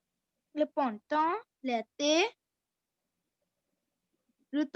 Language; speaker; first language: French; non-native, learner; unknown